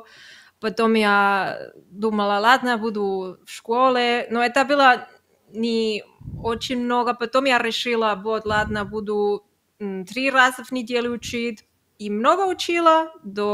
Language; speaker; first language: Russian; non-native, learner; Catalan